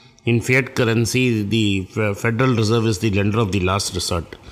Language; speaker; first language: English; non-native, local second language; Tamil